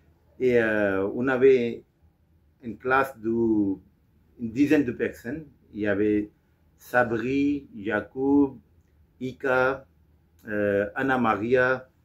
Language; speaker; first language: French; non-native, fluent; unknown